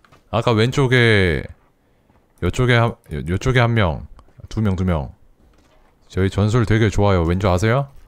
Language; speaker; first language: Korean; native; Korean